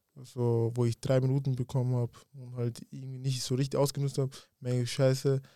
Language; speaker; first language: German; early bilingual, other home language; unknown